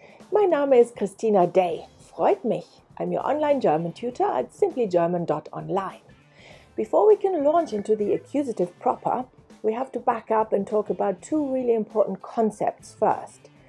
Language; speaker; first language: English; native; English